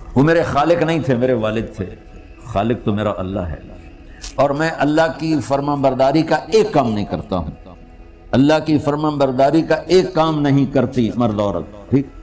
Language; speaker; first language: Urdu; non-native, local second language; Punjabi